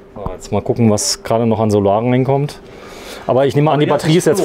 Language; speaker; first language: German; native; German